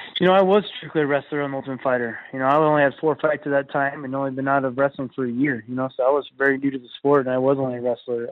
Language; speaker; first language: English; native; English